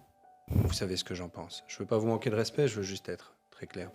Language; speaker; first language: French; native; French